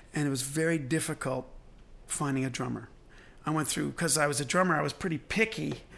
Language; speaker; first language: English; native; English